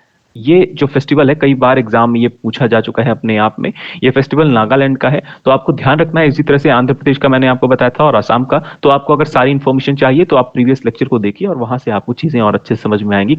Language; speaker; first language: Hindi; native; Hindi